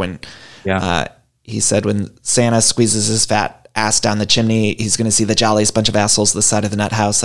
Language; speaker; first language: English; native; English